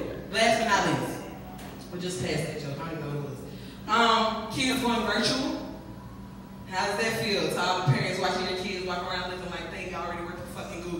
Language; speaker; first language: English; native; English